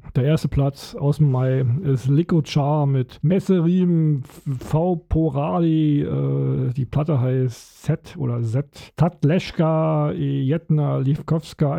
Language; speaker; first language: German; native; German